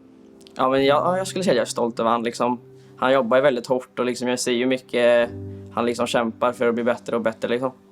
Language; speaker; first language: Swedish; native; Swedish